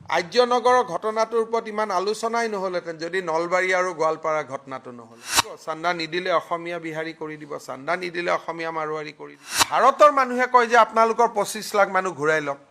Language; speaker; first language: Assamese; native; Assamese